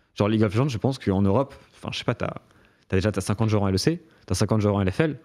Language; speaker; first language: French; native; French